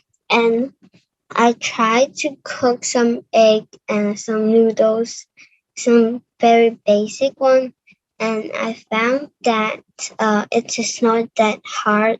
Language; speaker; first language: English; non-native, learner; Cantonese